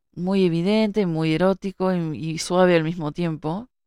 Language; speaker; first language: Spanish; native; Spanish